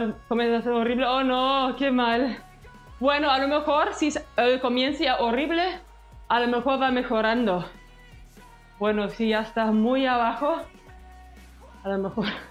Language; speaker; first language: Spanish; non-native, fluent; German